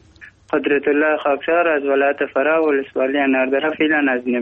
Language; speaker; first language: Persian; native; Persian